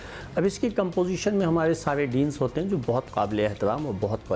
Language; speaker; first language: Urdu; native; Urdu